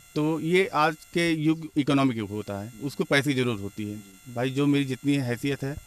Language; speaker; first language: Hindi; native; Hindi